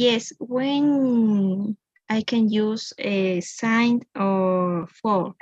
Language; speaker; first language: English; non-native, learner; Spanish